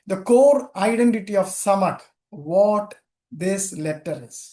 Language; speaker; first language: English; non-native, local second language; Malayalam